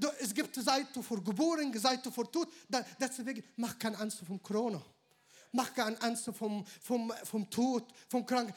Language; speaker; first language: German; non-native, learner; Arabic